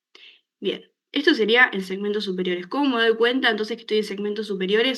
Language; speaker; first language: Spanish; native; Spanish